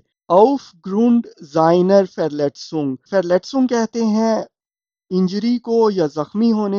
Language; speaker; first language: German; non-native, fluent; Urdu